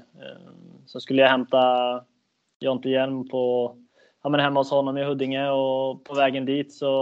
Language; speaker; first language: Swedish; native; Swedish